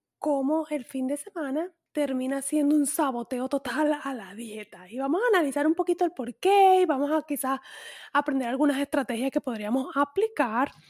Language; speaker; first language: Spanish; native; Spanish